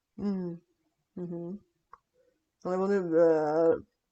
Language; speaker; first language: Ukrainian; non-native, learner; Bulgarian